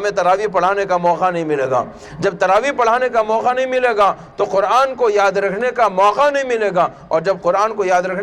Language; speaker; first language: Urdu; native; Urdu